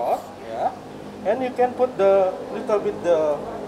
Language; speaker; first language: English; non-native, learner; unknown